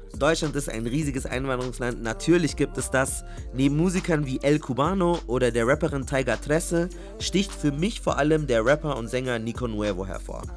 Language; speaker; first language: German; native; German